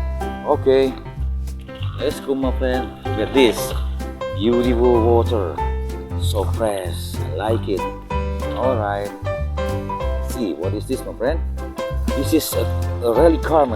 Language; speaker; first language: English; non-native, learner; Indonesian